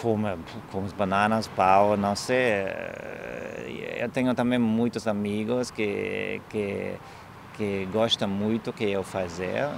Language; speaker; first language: Portuguese; non-native, learner; German